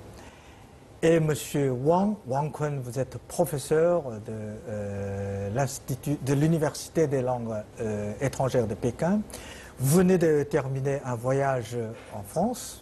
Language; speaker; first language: French; non-native, fluent; Chinese